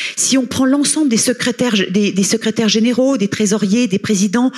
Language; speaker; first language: French; native; French